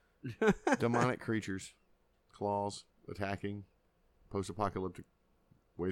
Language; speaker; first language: English; native; English